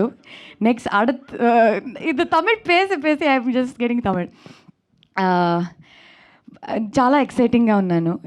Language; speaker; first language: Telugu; non-native, local second language; Kannada